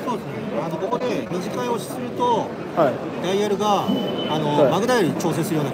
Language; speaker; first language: Japanese; native; Japanese